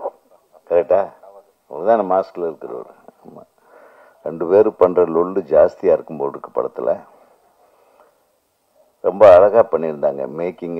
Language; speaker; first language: Tamil; native; Tamil